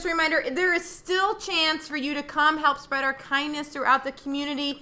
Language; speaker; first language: English; native; English